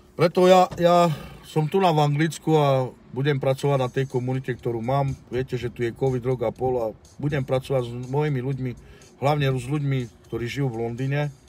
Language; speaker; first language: Slovak; non-native, local second language; Romany